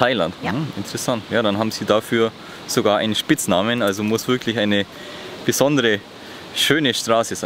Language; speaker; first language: German; native; German